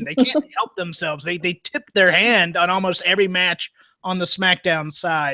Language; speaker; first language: English; native; English